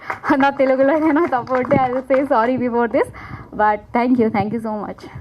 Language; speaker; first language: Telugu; non-native, learner; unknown